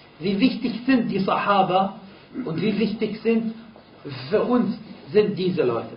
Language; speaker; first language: German; non-native, fluent; Arabic